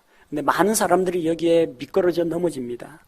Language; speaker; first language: Korean; native; Korean